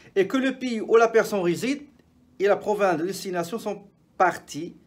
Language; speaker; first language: French; non-native, local second language; Arabic